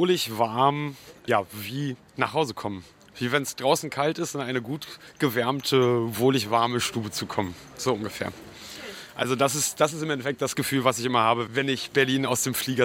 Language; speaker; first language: German; native; German